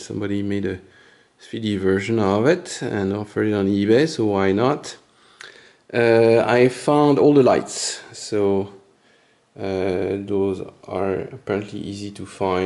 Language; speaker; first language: English; non-native, fluent; French